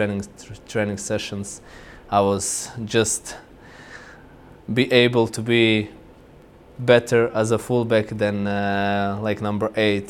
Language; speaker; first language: English; non-native, fluent; Croatian